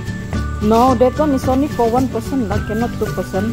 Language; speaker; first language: English; non-native, local second language; Malay